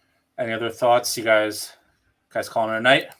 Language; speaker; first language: English; native; English